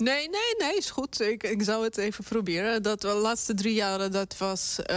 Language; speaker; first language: Dutch; non-native, fluent; Russian